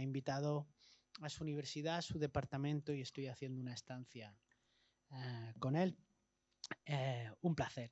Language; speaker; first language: Spanish; native; Spanish